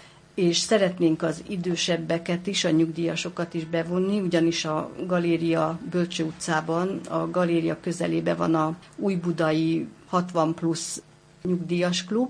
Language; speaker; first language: Hungarian; native; Hungarian